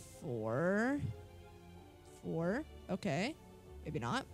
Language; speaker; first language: English; native; English